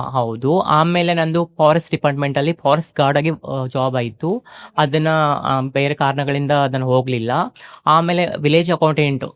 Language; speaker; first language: Kannada; native; Kannada